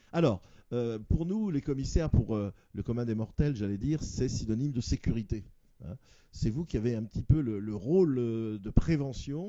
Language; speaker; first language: French; native; French